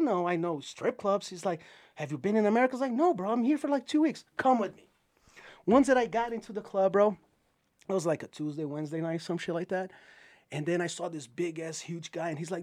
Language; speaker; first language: English; non-native, fluent; Portuguese